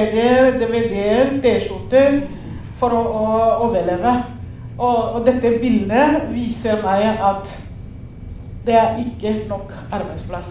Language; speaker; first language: Norwegian; non-native, fluent; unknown